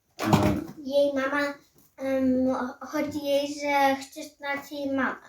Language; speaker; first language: Polish; early bilingual, heritage; Samoan